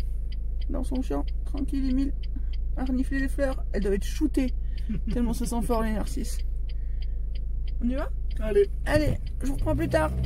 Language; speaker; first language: French; native; French